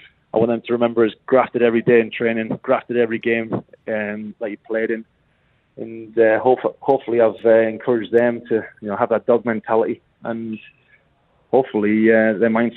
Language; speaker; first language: English; native; English